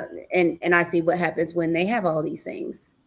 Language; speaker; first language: English; native; English